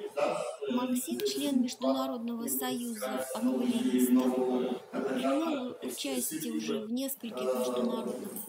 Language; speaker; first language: Russian; native; Russian